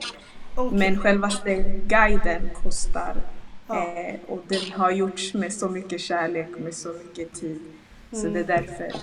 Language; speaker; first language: Swedish; early bilingual, other home language; Lingala